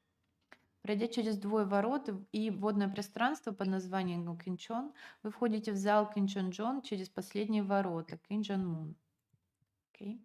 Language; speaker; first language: Russian; native; Russian